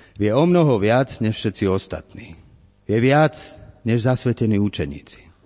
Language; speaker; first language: Slovak; native; Slovak